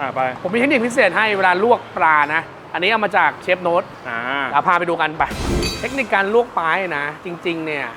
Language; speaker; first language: Thai; native; Thai